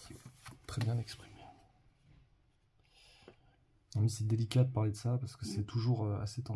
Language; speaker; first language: French; native; French